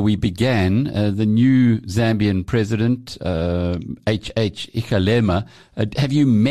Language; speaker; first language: English; native; English